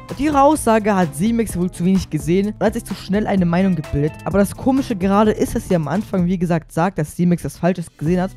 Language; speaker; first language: German; native; German